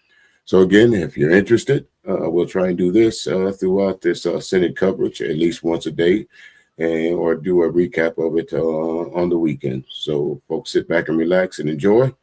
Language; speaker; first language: English; native; English